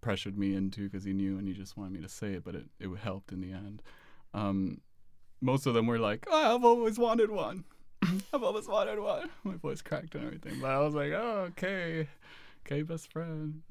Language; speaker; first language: English; non-native, fluent; Spanish